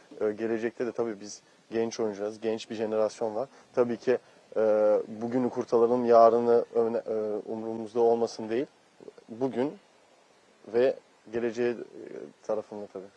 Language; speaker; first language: Turkish; early bilingual, heritage; Turkish